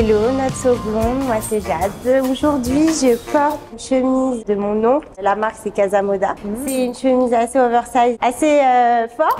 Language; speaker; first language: French; native; French